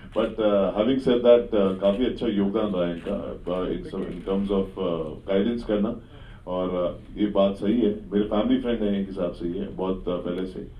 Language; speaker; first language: Hindi; native; Hindi